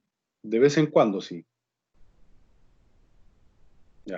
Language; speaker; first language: Spanish; native; Spanish